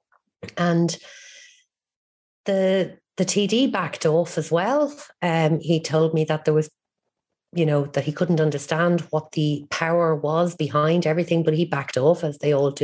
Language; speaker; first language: English; native; English